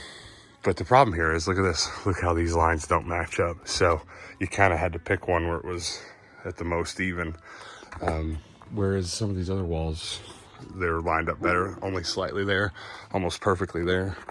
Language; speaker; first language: English; native; English